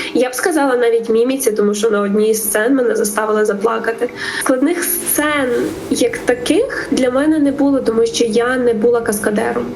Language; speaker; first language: Ukrainian; native; Ukrainian